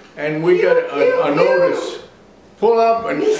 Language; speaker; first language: English; native; English